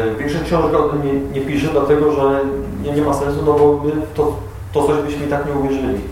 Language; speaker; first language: Polish; native; Polish